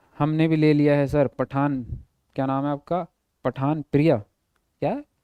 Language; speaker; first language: Hindi; native; Hindi